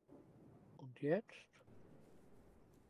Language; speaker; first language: German; native; German